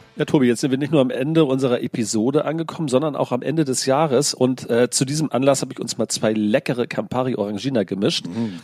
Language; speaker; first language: German; native; German